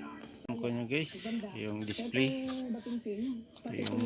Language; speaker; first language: Filipino; non-native, local second language; Cebuano